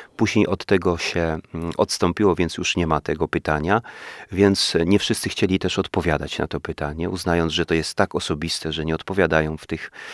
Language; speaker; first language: Polish; native; Polish